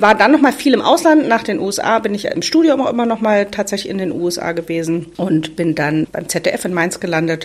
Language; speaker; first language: German; native; German